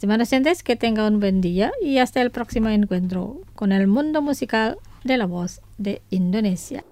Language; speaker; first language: Spanish; non-native, fluent; Indonesian